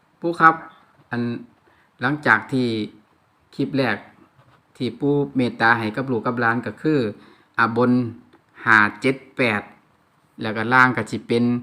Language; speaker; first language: Thai; non-native, local second language; Lao